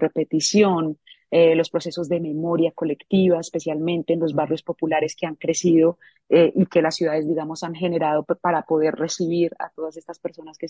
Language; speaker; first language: Spanish; native; Spanish